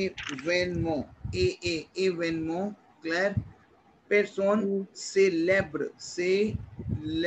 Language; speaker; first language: French; non-native, learner; Hindi